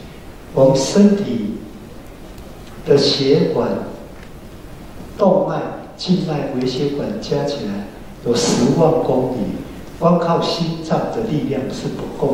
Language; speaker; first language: Chinese; native; Chinese